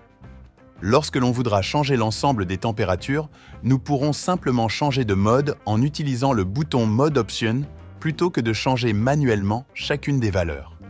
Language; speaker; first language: French; native; French